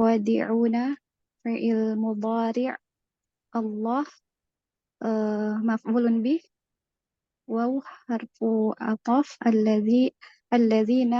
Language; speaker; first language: Arabic; non-native, learner; Indonesian